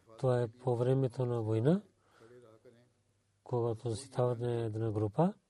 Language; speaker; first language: Bulgarian; non-native, learner; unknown